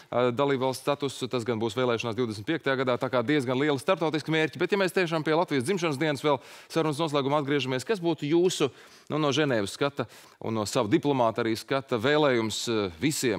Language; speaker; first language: Latvian; native; Latvian